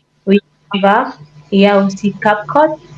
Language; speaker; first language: French; non-native, fluent; Igbo